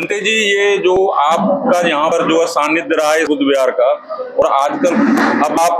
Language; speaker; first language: Hindi; native; Hindi